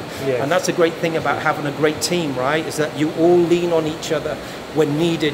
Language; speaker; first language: English; native; English